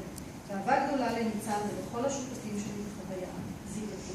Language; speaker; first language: Hebrew; native; Hebrew